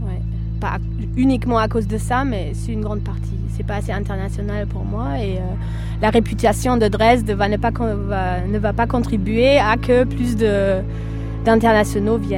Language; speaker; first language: French; non-native, fluent; German